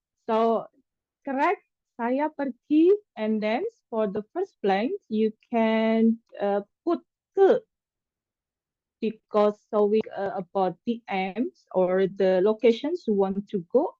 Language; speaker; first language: English; non-native, fluent; Indonesian